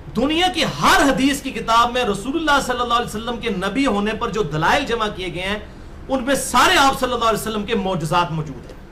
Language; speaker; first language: Urdu; non-native, local second language; Punjabi